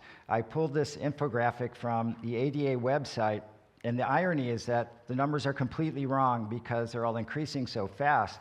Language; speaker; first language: English; native; English